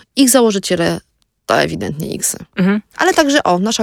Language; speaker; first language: Polish; native; Polish